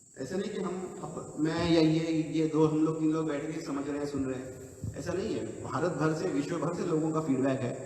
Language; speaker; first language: Hindi; non-native, local second language; Marathi